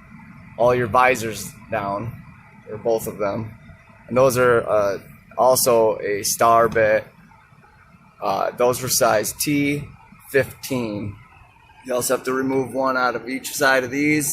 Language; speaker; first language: English; native; English